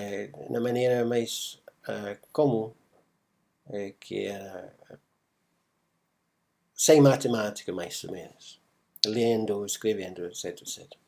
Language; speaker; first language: Portuguese; non-native, fluent; English